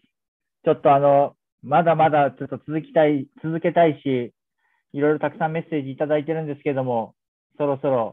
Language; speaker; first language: Japanese; native; Japanese